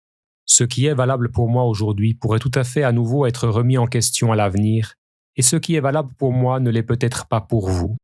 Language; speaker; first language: French; native; French